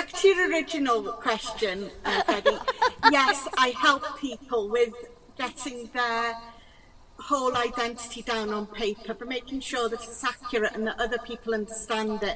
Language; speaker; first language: English; non-native, local second language; Welsh